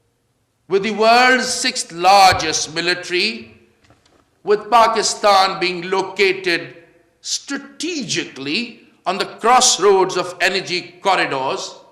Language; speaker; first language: English; non-native, local second language; Urdu